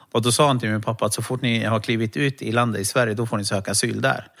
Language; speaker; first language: Swedish; early bilingual, other home language; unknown